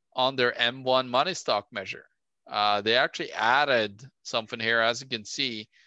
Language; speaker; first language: English; non-native, fluent; Norwegian